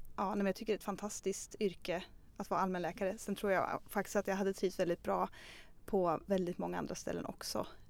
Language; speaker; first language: Swedish; native; Swedish